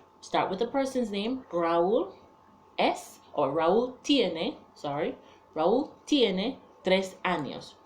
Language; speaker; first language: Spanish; non-native, fluent; English